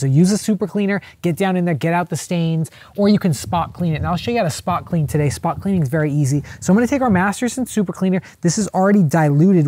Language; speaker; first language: English; native; English